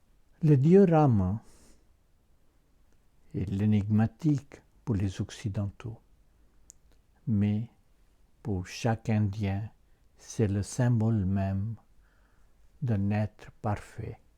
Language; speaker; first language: French; non-native, fluent; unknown